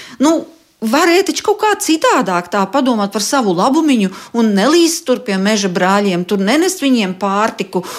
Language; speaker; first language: Latvian; native; Latvian